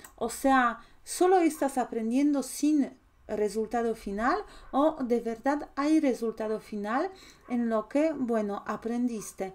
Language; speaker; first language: Spanish; non-native, fluent; Polish